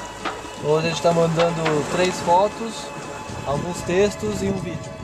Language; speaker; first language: Portuguese; non-native, fluent; French